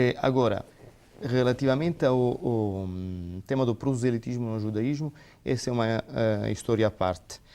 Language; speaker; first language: Portuguese; non-native, fluent; Italian